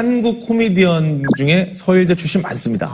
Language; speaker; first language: Korean; native; Korean